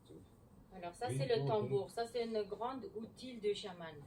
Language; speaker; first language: French; non-native, learner; Mongolian